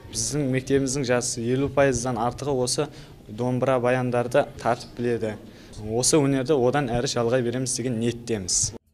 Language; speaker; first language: Kazakh; native; Kazakh